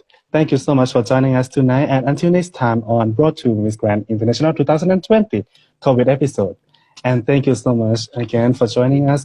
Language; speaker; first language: English; non-native, fluent; Thai